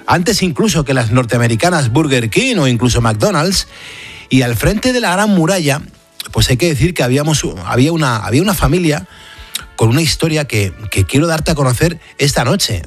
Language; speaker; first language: Spanish; native; Spanish